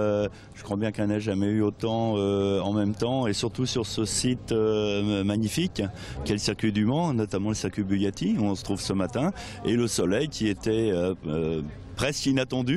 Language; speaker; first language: French; native; French